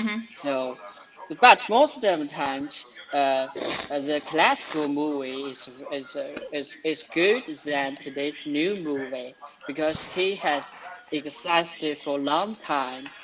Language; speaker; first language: English; non-native, learner; Chinese